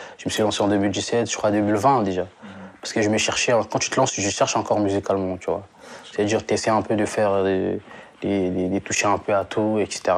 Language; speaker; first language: French; non-native, local second language; Lingala